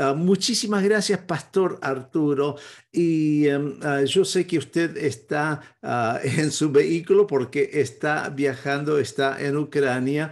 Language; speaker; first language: Spanish; non-native, fluent; English